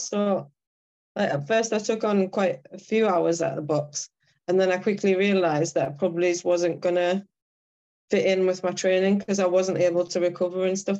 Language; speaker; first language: English; native; English